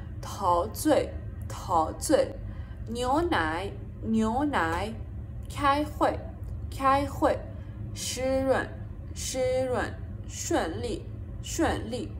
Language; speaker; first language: Chinese; non-native, fluent; Persian